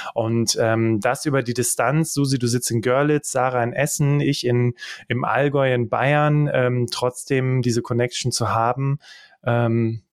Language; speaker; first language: German; early bilingual, other home language; English